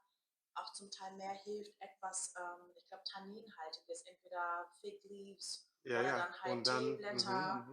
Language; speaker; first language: German; native; German